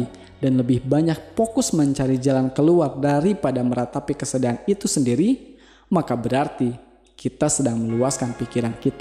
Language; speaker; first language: Indonesian; native; Indonesian